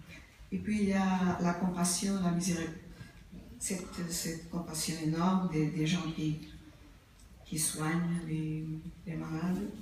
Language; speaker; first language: French; non-native, fluent; Portuguese